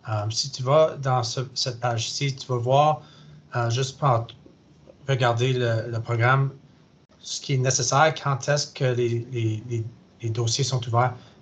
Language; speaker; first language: French; native; French